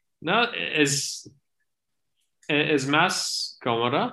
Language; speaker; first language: Spanish; non-native, learner; English